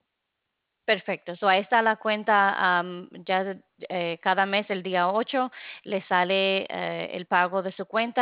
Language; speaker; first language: Spanish; non-native, fluent; English